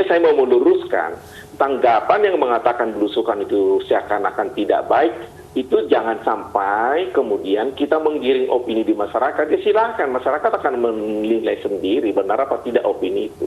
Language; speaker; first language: Indonesian; native; Indonesian